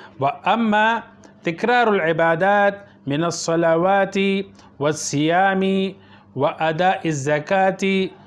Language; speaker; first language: Arabic; non-native, fluent; Urdu